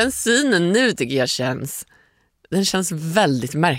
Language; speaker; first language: Swedish; native; Swedish